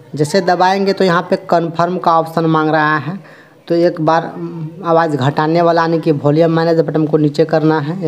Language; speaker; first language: Hindi; native; Hindi